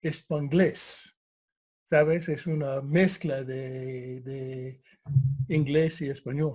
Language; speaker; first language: Spanish; non-native, fluent; English